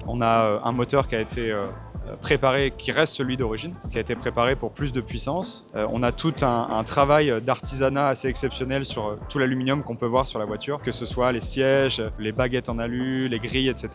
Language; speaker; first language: French; native; French